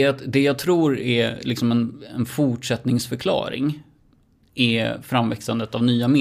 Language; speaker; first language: Swedish; native; Swedish